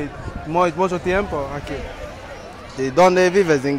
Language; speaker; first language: Spanish; non-native, learner; English